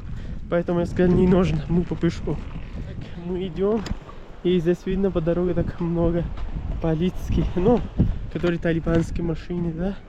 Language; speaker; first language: Russian; non-native, learner; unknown